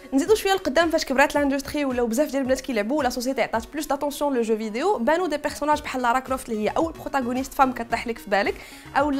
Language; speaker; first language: French; non-native, local second language; Arabic